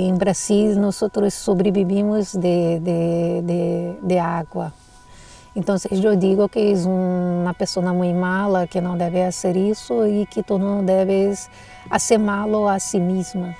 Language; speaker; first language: Spanish; non-native, learner; Portuguese